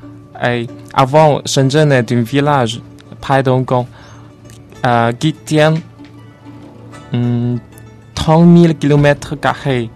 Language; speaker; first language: French; non-native, learner; Chinese